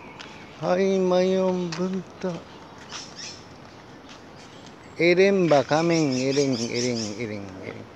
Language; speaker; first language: Japanese; native; Japanese